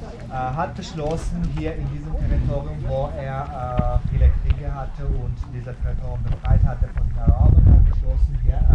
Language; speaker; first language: German; non-native, fluent; Armenian